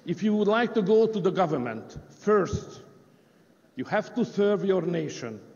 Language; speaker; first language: English; non-native, fluent; Hungarian